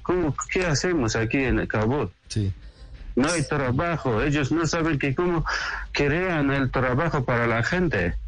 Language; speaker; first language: Spanish; non-native, learner; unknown